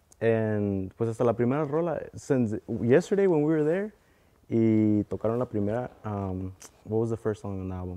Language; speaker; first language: English; native; English